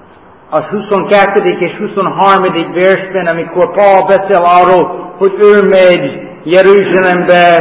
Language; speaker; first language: Hungarian; non-native, learner; English